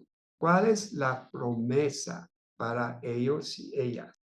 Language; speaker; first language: Spanish; non-native, fluent; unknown